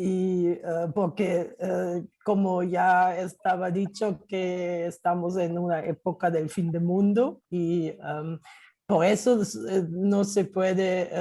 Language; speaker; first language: Spanish; non-native, fluent; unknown